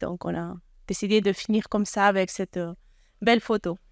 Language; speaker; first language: French; native; French